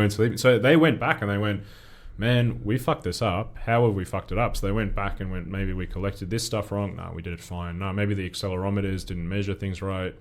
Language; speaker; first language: English; native; English